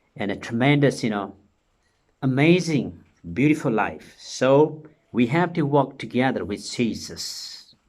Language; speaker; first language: English; non-native, local second language; Nepali